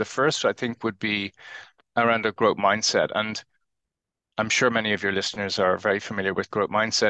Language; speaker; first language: English; native; English